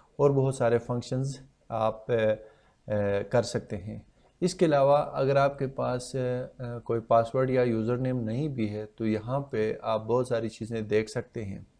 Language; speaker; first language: Urdu; non-native, local second language; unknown